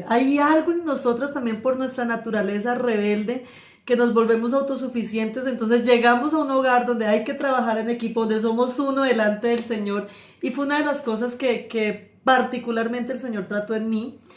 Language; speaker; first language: Spanish; native; Spanish